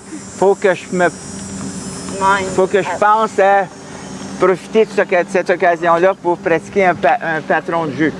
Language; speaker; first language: French; native; French